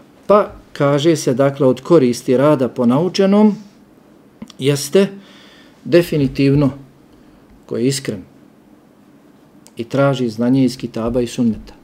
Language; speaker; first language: Serbian; native; Serbian